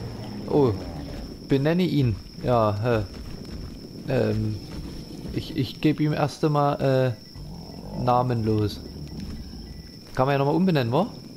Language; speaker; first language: German; native; German